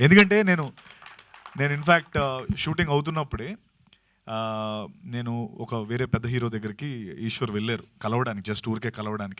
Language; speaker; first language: Telugu; native; Telugu